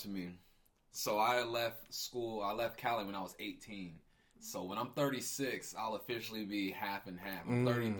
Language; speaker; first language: English; native; English